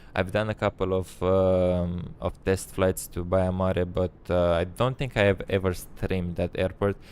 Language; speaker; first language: English; non-native, fluent; Romanian